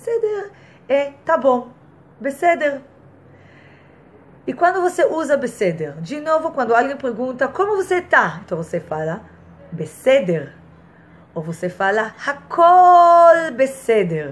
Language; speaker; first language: Portuguese; non-native, fluent; Hebrew